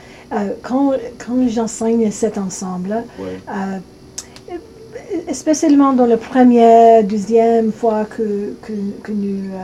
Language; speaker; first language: French; non-native, learner; English